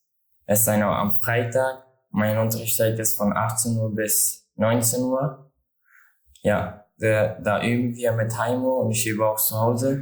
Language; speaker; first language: German; non-native, learner; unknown